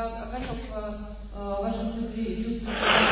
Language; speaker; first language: Russian; native; Russian